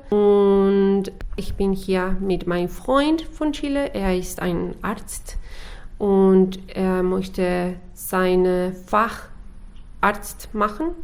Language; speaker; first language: German; non-native, learner; Spanish